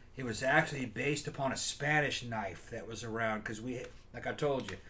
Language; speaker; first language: English; native; English